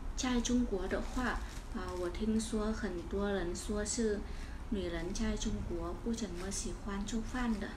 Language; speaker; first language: Chinese; non-native, fluent; Vietnamese